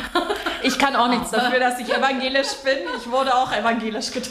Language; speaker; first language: German; native; German